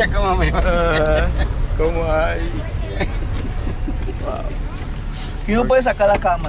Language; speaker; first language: Spanish; non-native, learner; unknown